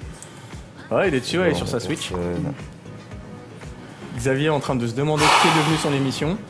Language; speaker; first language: French; native; French